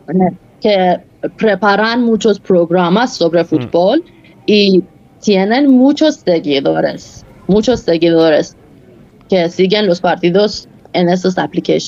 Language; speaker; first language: Spanish; non-native, local second language; Persian